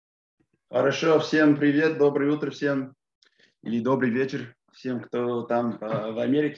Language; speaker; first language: Russian; non-native, fluent; English